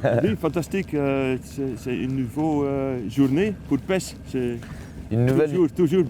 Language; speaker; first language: French; non-native, learner; Dutch